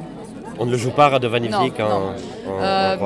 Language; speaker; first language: French; native; French